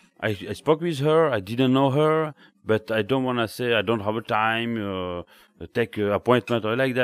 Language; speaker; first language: English; non-native, learner; French